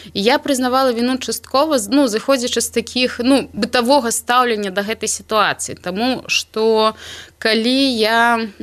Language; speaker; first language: Belarusian; non-native, local second language; Russian